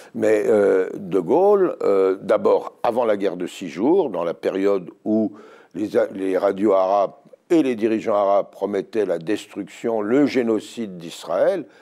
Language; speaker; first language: French; native; French